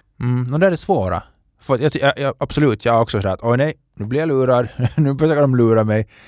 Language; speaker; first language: Swedish; native; Swedish